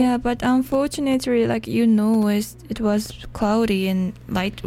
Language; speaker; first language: English; non-native, learner; Japanese